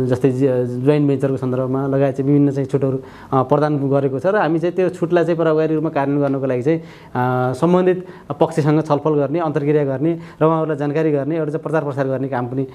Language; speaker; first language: Nepali; native; Nepali